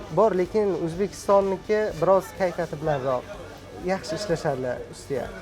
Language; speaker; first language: Uzbek; native; Uzbek